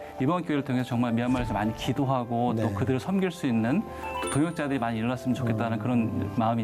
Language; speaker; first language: Korean; native; Korean